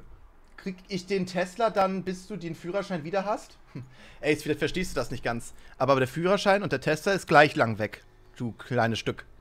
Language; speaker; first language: German; native; German